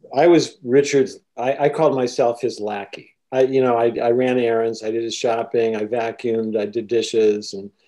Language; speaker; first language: English; native; English